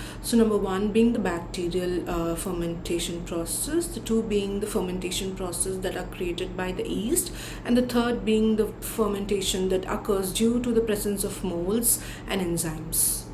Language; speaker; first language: English; non-native, local second language; Tamil